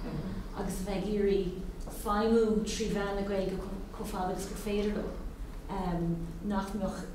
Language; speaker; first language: Irish; non-native, local second language; English